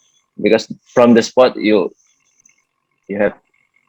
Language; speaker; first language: English; non-native, learner; Indonesian